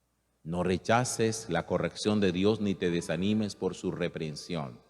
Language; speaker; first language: Spanish; native; Spanish